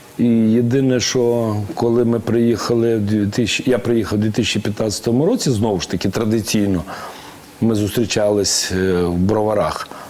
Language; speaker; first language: Ukrainian; native; Ukrainian